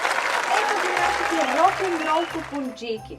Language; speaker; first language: Bulgarian; native; Bulgarian